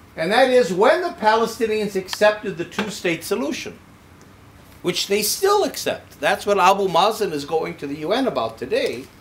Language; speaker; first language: English; native; English